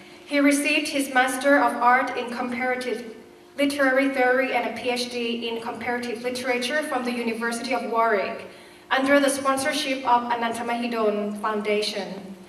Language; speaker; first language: English; non-native, fluent; Thai